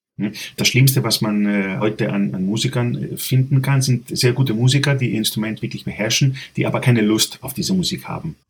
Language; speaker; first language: German; non-native, fluent; Greek